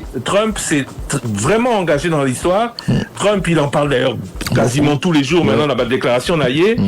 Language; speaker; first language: French; non-native, local second language; Lingala